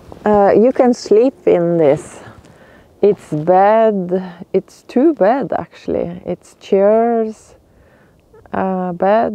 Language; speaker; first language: English; non-native, learner; Norwegian